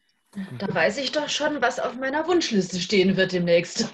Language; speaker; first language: German; native; German